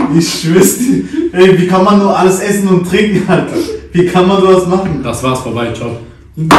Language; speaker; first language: German; early bilingual, other home language; Turkish